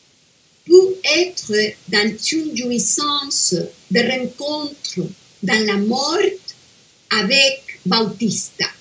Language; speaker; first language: French; non-native, fluent; Spanish